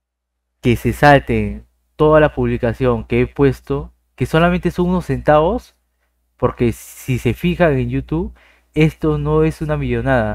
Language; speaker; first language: Spanish; native; Spanish